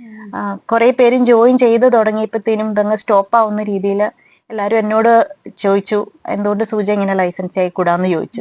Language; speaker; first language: Malayalam; native; Malayalam